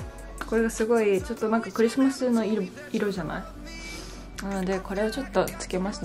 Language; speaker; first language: Japanese; native; Japanese